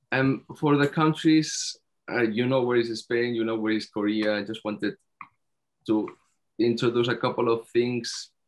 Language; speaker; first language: English; non-native, fluent; Spanish